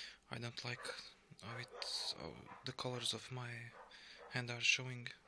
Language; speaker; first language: English; non-native, fluent; Portuguese